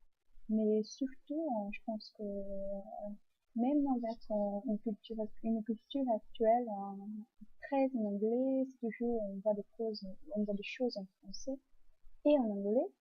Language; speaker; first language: French; non-native, fluent; Portuguese